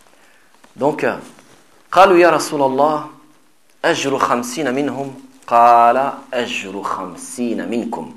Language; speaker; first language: Arabic; non-native, fluent; French